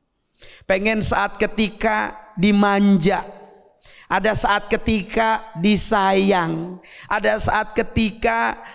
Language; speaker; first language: Indonesian; native; Indonesian